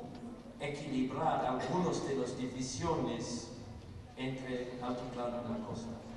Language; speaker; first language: Spanish; non-native, fluent; English